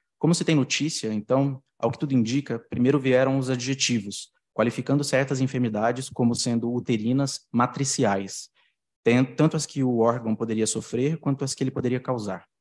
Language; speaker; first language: Portuguese; native; Portuguese